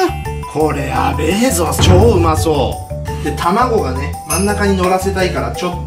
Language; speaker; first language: Japanese; native; Japanese